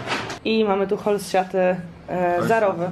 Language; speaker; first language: Polish; native; Polish